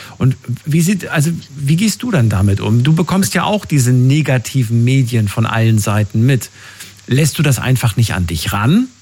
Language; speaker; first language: German; native; German